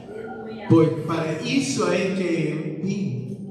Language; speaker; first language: Portuguese; non-native, learner; English